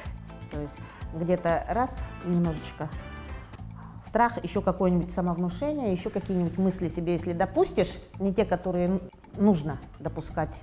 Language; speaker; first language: Russian; native; Russian